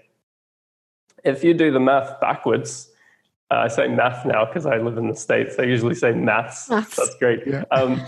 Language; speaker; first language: English; native; English